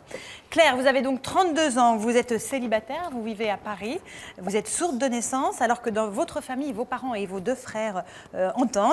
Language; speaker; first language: French; native; French